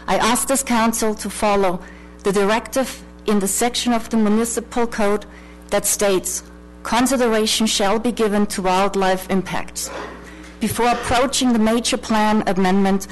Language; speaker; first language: English; non-native, fluent; German